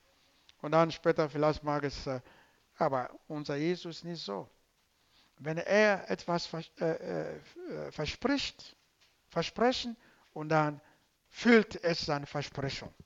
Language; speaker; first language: German; non-native, learner; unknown